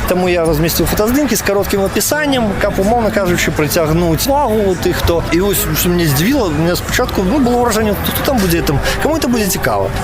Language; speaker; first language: Belarusian; non-native, local second language; Russian